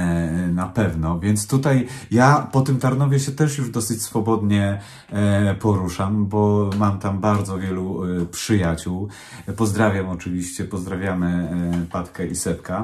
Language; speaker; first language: Polish; native; Polish